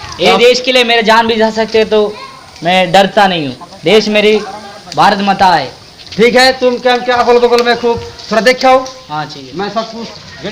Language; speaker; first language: Hindi; non-native, local second language; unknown